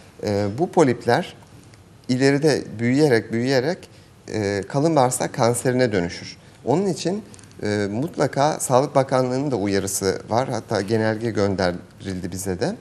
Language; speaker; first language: Turkish; native; Turkish